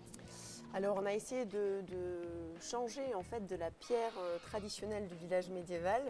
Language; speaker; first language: French; native; French